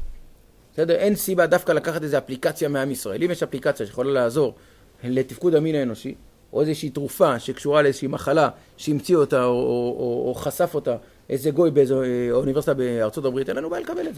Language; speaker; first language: Hebrew; native; Hebrew